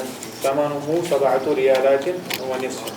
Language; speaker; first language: Arabic; non-native, learner; Kashmiri